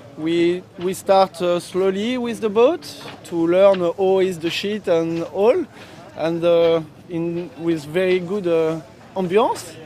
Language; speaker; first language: English; non-native, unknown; French